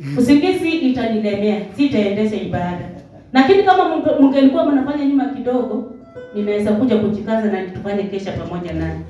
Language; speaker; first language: Swahili; native; Swahili